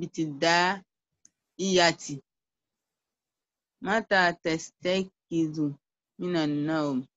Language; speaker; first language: Arabic; non-native, learner; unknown